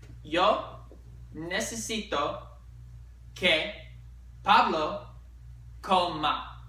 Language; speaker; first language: Spanish; non-native, learner; English